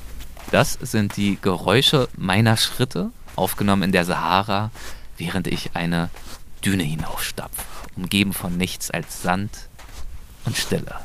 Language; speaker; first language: German; native; German